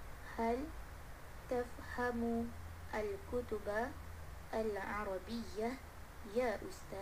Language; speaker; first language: Arabic; non-native, learner; Malay